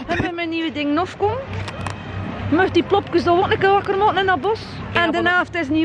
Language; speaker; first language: Dutch; native; Dutch